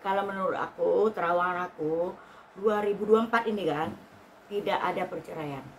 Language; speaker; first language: Indonesian; native; Indonesian